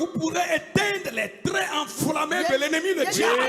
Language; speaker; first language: French; non-native, local second language; Ewe